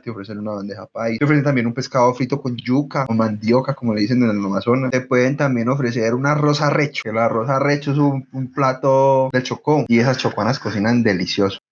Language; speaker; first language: Spanish; native; Spanish